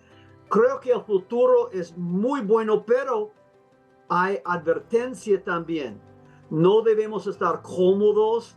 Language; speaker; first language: Spanish; non-native, fluent; English